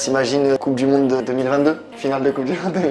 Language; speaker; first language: French; native; French